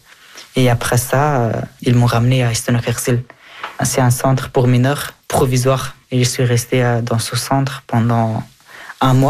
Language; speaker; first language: French; early bilingual, other home language; Persian